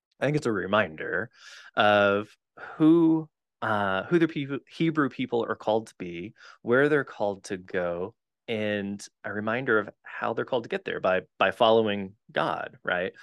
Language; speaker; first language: English; native; English